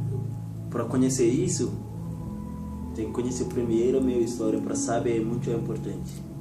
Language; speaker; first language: Portuguese; non-native, learner; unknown